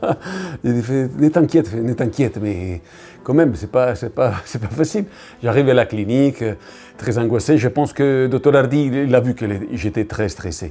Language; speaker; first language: French; non-native, learner; Italian